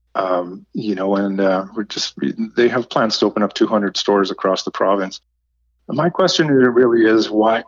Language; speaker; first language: English; native; English